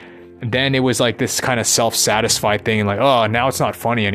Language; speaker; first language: English; native; English